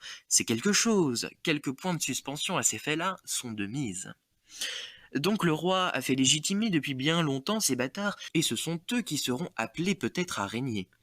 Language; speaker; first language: French; native; French